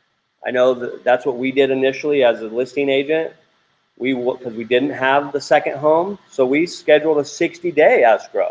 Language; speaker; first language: English; native; English